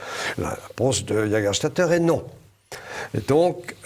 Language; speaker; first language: French; native; French